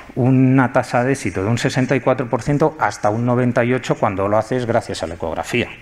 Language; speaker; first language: Spanish; native; Spanish